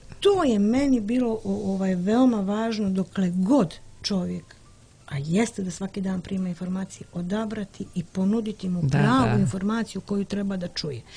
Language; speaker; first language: Serbian; native; Serbian